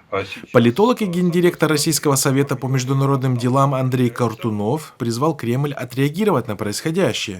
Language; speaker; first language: Russian; native; Russian